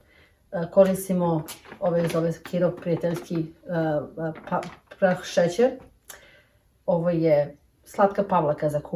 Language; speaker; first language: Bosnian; early bilingual, heritage; Serbian